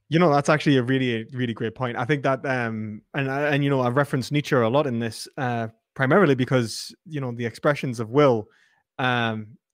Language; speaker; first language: English; native; English